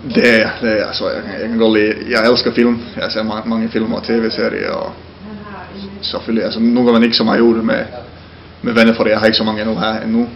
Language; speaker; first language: Danish; non-native, fluent; Finnish